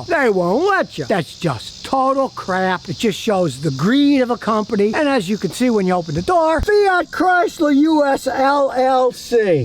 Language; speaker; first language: English; native; English